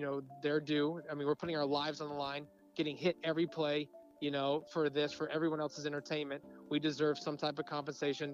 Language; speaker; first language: English; native; English